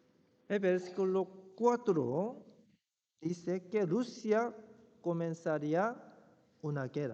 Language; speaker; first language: Spanish; non-native, fluent; Korean